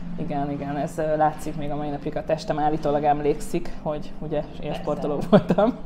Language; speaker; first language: Hungarian; native; Hungarian